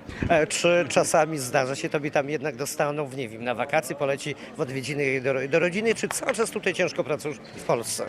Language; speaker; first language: Polish; native; Polish